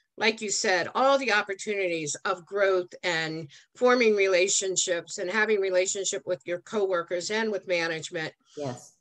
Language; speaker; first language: English; native; English